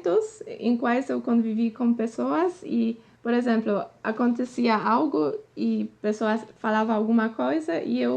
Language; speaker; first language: Portuguese; non-native, fluent; Polish